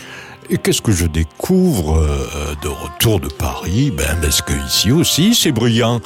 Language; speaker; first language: French; native; French